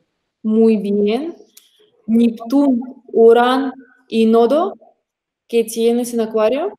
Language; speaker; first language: Spanish; non-native, fluent; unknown